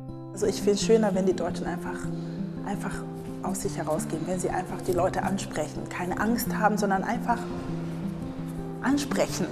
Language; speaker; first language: German; early bilingual, other home language; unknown